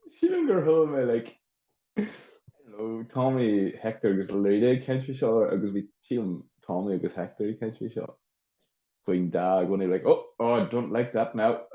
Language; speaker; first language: Irish; native; Irish